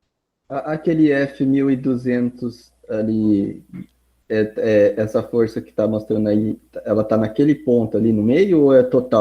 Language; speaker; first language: Portuguese; native; Portuguese